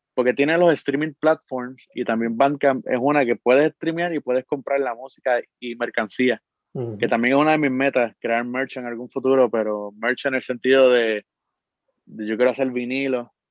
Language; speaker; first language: Spanish; native; Spanish